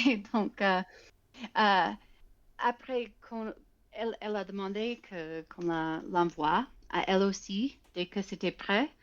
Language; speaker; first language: French; non-native, fluent; English